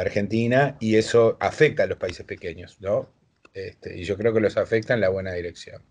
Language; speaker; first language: Spanish; native; Spanish